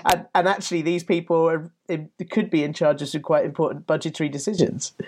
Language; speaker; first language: English; native; English